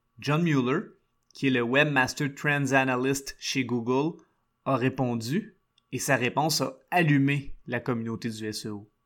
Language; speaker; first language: French; native; French